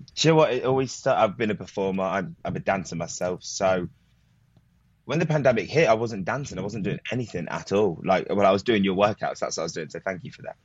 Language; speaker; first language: English; native; English